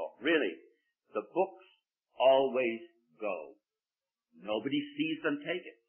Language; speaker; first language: English; native; English